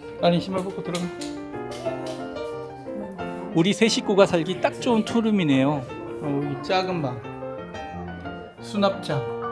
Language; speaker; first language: Korean; native; Korean